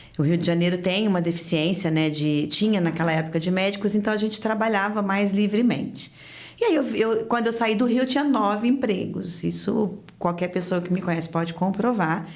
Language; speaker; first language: Portuguese; native; Portuguese